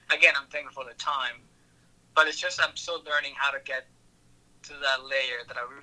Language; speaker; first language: English; early bilingual, other home language; Spanish